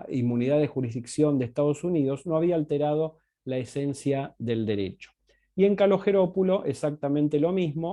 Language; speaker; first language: Spanish; native; Spanish